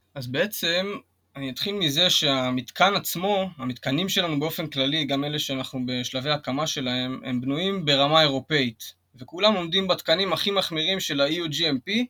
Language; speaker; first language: Hebrew; native; Hebrew